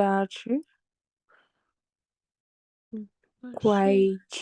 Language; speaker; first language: Chinese; non-native, learner; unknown